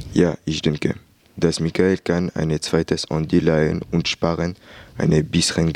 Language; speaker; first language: German; non-native, learner; French